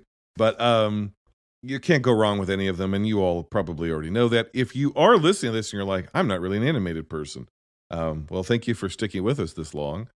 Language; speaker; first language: English; native; English